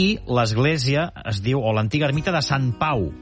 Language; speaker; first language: Catalan; native; Catalan